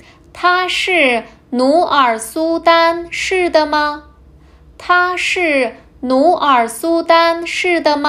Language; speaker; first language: Chinese; non-native, fluent; Kazakh